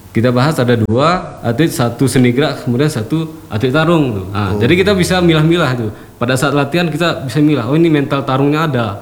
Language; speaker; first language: Indonesian; native; Indonesian